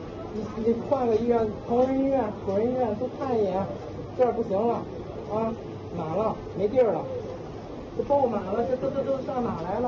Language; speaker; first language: Chinese; native; Chinese